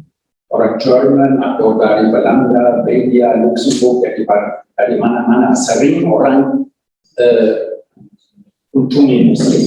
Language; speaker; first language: Indonesian; non-native, learner; German